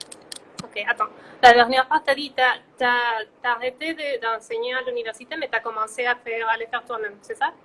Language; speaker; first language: French; non-native, fluent; Spanish